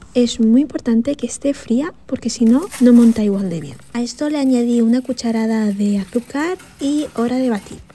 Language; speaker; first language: Spanish; native; Spanish